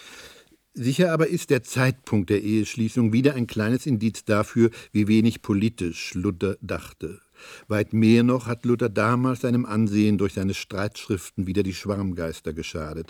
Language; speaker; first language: German; native; German